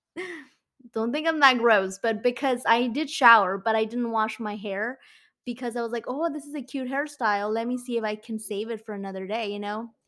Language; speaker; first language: English; non-native, fluent; Spanish